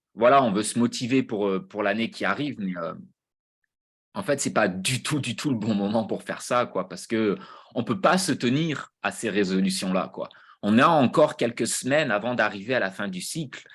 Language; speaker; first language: French; native; French